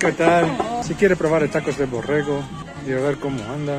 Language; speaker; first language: Spanish; non-native, learner; Italian